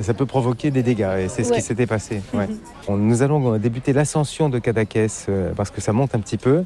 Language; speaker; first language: French; native; French